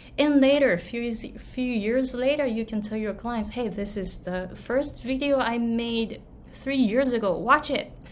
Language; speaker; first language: English; non-native, fluent; Japanese